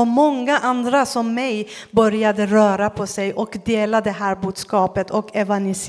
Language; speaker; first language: Swedish; non-native, fluent; Persian